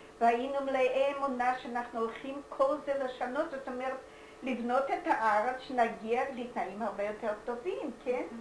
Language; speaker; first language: Hebrew; non-native, fluent; Yiddish